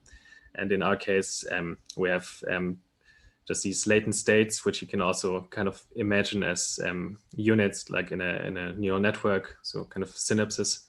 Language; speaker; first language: English; non-native, fluent; German